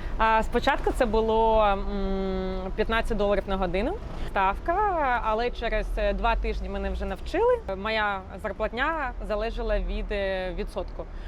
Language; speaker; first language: Ukrainian; native; Ukrainian